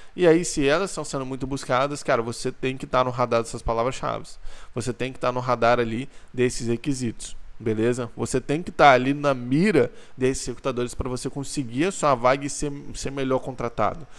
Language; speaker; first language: Portuguese; native; Portuguese